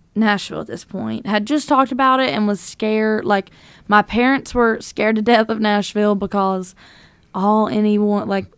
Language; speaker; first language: English; native; English